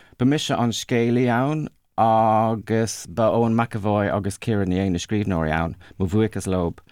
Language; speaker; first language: Irish; non-native, local second language; English